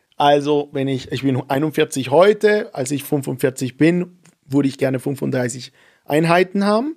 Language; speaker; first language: German; non-native, fluent; Spanish